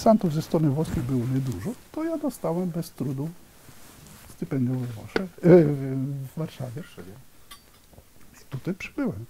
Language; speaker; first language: Polish; non-native, fluent; Italian